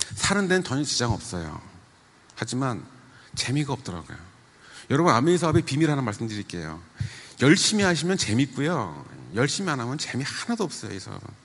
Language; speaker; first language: Korean; native; Korean